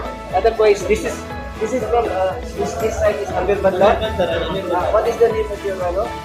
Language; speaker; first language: English; non-native, local second language; Filipino